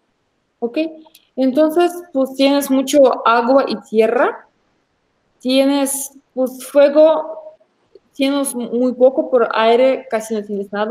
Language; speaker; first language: Spanish; non-native, fluent; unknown